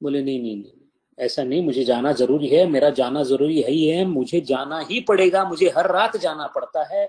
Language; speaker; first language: Hindi; non-native, local second language; Marathi